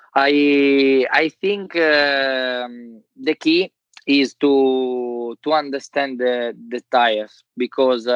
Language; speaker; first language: English; non-native, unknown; Italian